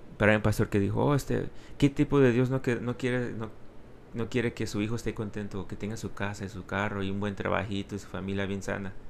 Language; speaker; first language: Spanish; early bilingual, heritage; Spanish